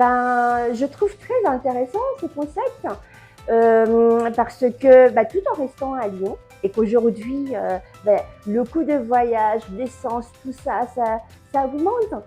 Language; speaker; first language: French; non-native, fluent; Japanese